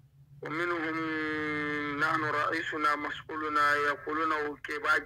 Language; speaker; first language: Arabic; non-native, learner; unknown